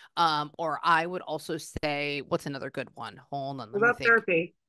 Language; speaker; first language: English; native; English